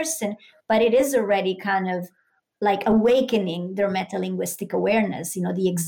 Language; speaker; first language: English; non-native, fluent; Italian